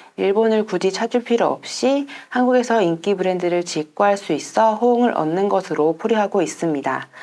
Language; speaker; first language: Korean; native; Korean